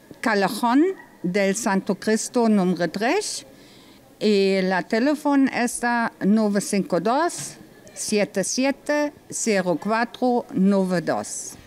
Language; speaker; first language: Spanish; non-native, learner; German